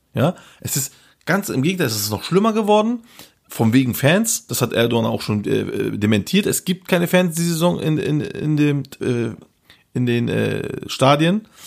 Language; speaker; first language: German; early bilingual, other home language; Turkish